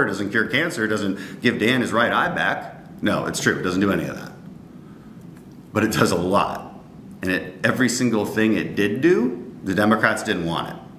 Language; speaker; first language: English; native; English